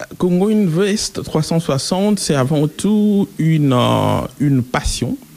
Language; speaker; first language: French; non-native, local second language; Lingala